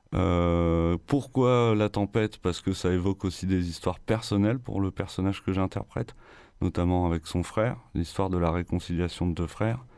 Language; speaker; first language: French; native; French